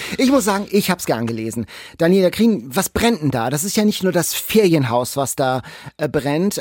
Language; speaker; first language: German; native; German